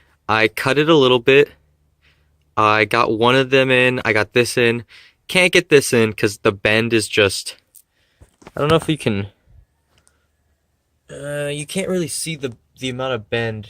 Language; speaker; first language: English; native; English